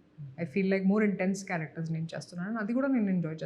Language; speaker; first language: Telugu; non-native, local second language; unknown